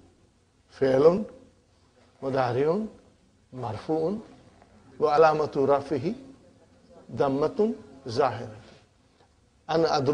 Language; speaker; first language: Arabic; non-native, fluent; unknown